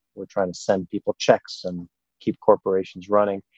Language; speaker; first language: English; non-native, fluent; German